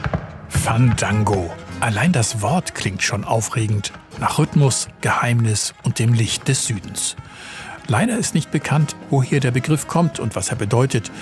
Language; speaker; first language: German; native; German